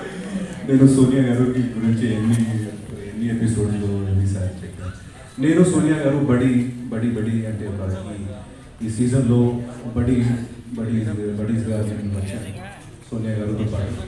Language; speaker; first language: Telugu; non-native, fluent; Hindi